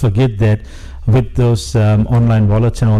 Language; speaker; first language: English; non-native, local second language; Sinhala